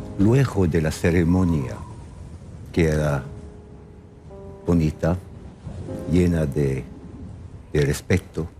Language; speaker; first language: Spanish; non-native, fluent; English